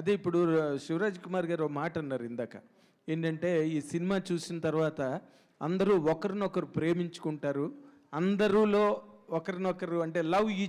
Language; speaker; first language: Telugu; native; Telugu